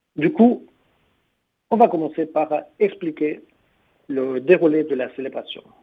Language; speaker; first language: French; non-native, fluent; Spanish